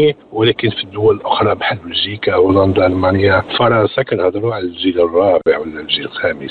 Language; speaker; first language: Arabic; native; Arabic